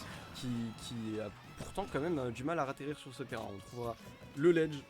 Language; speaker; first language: French; native; French